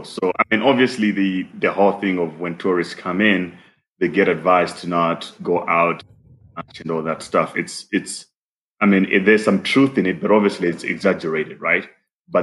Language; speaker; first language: English; non-native, local second language; Nyanja